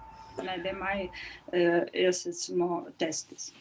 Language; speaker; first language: English; non-native, learner; Ukrainian